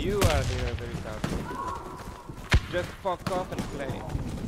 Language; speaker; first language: English; non-native, learner; French